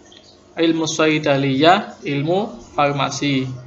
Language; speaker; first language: Arabic; non-native, fluent; Indonesian